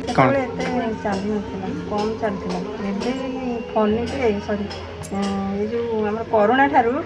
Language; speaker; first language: Odia; native; Odia